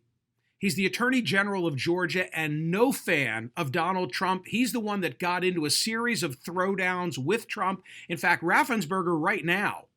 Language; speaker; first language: English; native; English